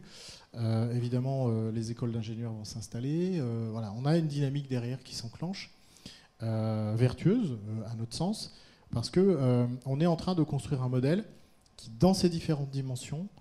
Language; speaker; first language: French; native; French